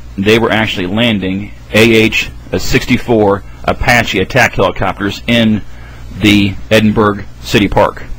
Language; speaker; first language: English; native; English